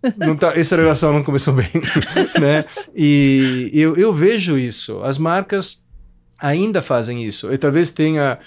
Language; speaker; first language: Portuguese; non-native, fluent; Italian